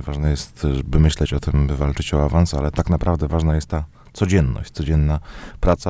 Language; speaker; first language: Polish; native; Polish